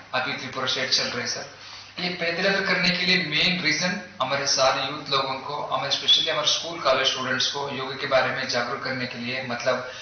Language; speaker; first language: Hindi; non-native, local second language; Kannada